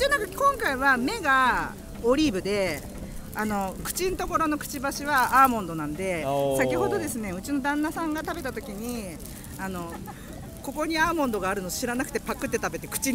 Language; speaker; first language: Japanese; native; Japanese